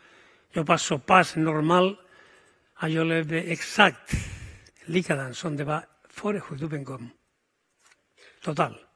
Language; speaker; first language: Swedish; non-native, fluent; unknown